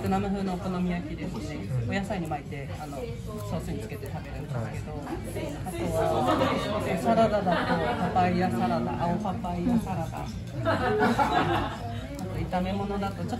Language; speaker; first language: Japanese; early bilingual, other home language; Vietnamese